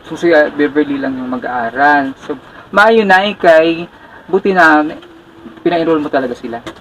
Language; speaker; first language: Filipino; non-native, local second language; Cebuano